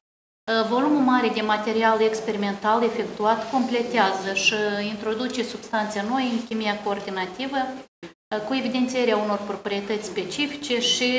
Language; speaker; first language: Romanian; native; Romanian